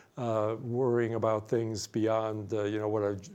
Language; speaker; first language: English; native; English